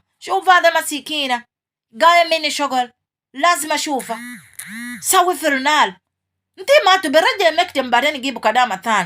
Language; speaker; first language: Arabic; non-native, learner; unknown